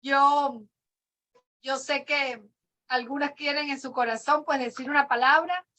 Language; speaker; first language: Spanish; native; Spanish